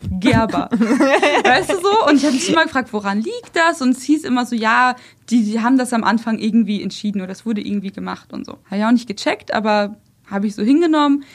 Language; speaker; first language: German; early bilingual, other home language; Russian